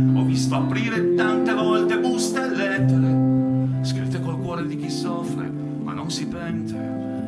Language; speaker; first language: Italian; native; Italian